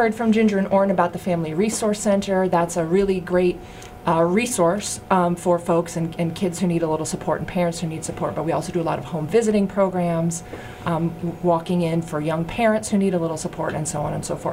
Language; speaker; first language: English; native; English